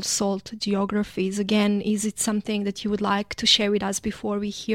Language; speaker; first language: English; non-native, fluent; Croatian